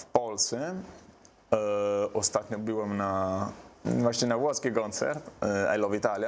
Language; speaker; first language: Polish; non-native, learner; Italian